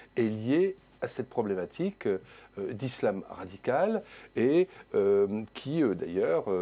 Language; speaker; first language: French; native; French